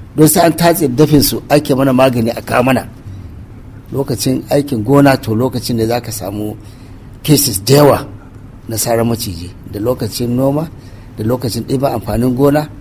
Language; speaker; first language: Hausa; non-native, local second language; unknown